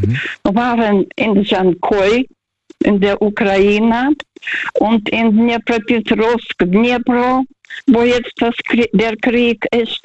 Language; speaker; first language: German; non-native, learner; Russian